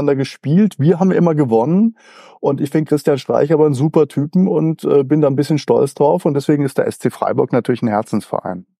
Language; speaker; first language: German; native; German